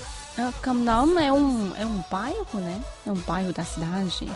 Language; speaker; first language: Portuguese; non-native, fluent; Chinese